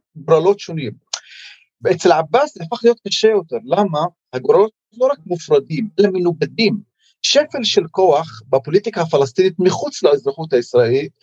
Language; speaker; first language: Hebrew; non-native, local second language; Arabic